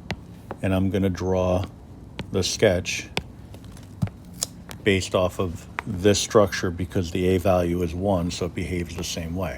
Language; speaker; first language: English; native; English